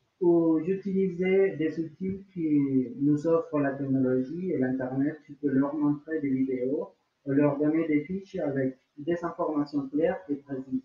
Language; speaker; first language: French; non-native, learner; Spanish